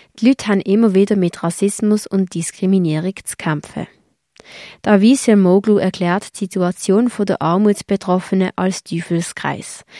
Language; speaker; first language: German; native; German